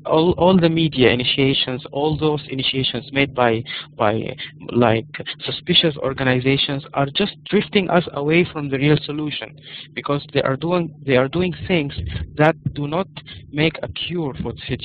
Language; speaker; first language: English; non-native, fluent; Arabic